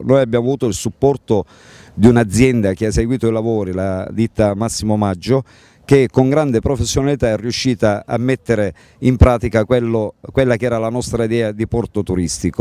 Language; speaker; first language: Italian; native; Italian